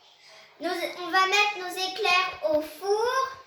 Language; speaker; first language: French; native; French